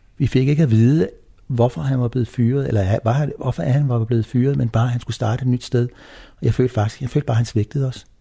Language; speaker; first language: Danish; native; Danish